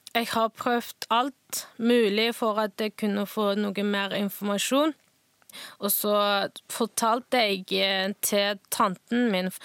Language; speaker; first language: Norwegian; non-native, fluent; Chinese